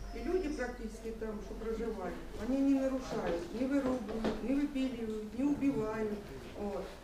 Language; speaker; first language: Russian; non-native, local second language; Ukrainian